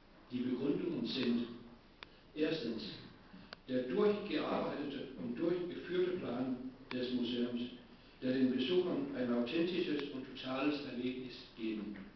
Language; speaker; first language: German; non-native, learner; Danish